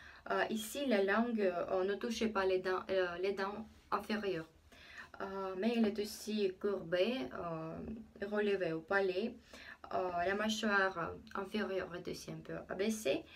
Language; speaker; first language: French; non-native, fluent; Russian